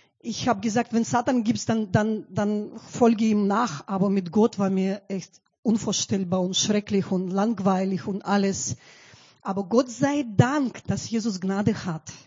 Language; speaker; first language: German; non-native, fluent; Russian